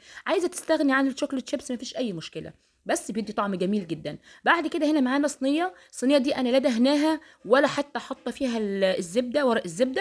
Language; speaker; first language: Arabic; native; Arabic